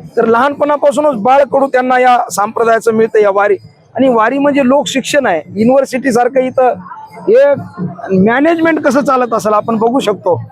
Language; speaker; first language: Marathi; native; Marathi